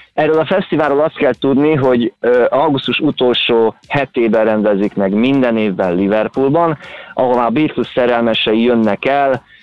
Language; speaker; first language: Hungarian; native; Hungarian